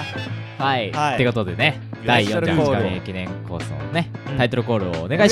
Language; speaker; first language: Japanese; native; Japanese